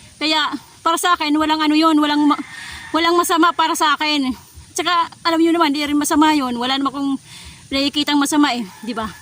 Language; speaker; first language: Filipino; non-native, local second language; Waray